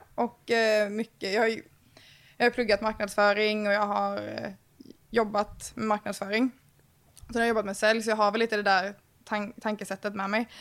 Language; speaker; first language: Swedish; native; Swedish